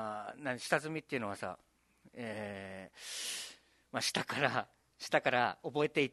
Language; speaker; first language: Japanese; native; Japanese